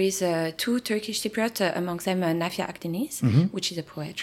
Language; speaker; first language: English; non-native, fluent; French